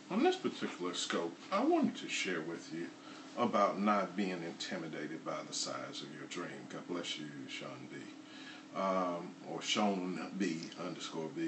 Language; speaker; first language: English; native; English